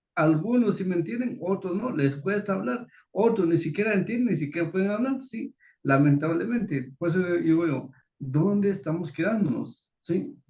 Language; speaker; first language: Spanish; non-native, local second language; Kaqchikel